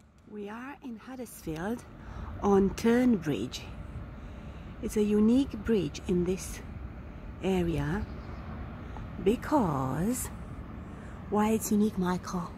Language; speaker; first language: English; non-native, fluent; Romanian